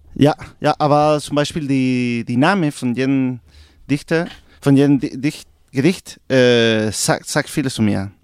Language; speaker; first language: German; non-native, learner; Spanish